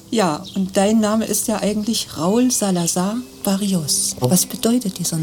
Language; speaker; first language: German; native; German